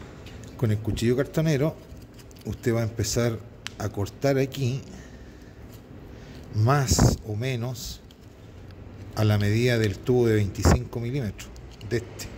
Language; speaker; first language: Spanish; native; Spanish